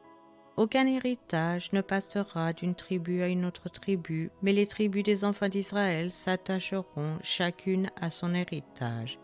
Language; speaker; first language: French; native; French